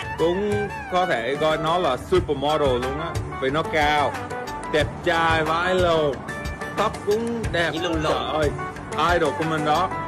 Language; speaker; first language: Vietnamese; early bilingual, heritage; Vietnamese